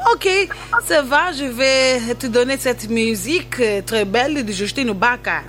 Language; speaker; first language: French; non-native, learner; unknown